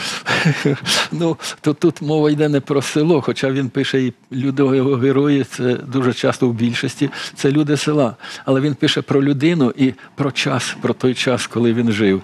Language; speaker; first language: Ukrainian; native; Ukrainian